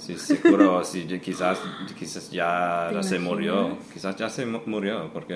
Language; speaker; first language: Spanish; non-native, fluent; English